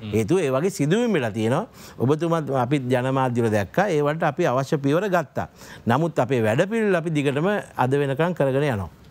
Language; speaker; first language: Sinhala; native; Sinhala